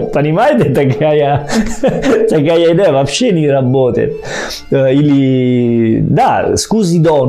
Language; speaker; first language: Russian; non-native, fluent; Italian